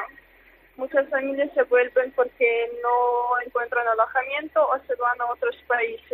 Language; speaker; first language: Spanish; non-native, fluent; Ukrainian